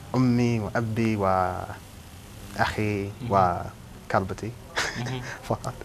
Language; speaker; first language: Arabic; non-native, fluent; English